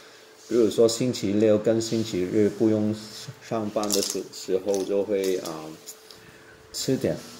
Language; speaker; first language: Chinese; non-native, local second language; Cantonese